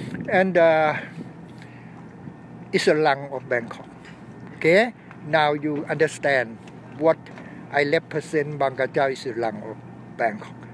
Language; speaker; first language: English; non-native, learner; Thai